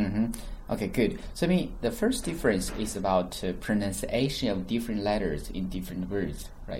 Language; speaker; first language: English; non-native, fluent; Chinese